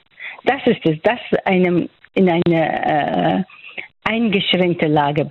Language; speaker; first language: German; non-native, fluent; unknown